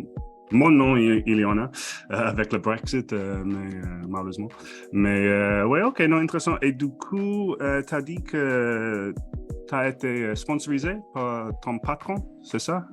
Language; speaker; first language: French; non-native, fluent; English